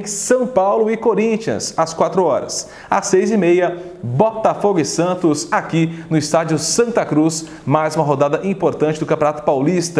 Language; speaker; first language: Portuguese; native; Portuguese